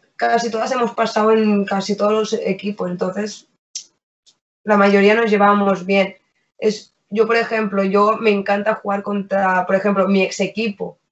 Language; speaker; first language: Spanish; native; Spanish